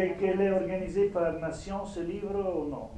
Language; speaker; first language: French; non-native, fluent; Italian